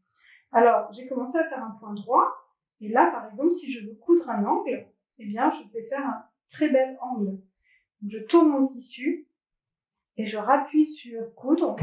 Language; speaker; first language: French; native; French